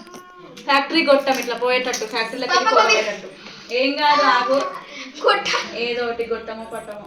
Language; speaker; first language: Telugu; native; Telugu